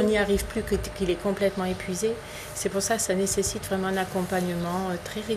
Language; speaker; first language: French; native; French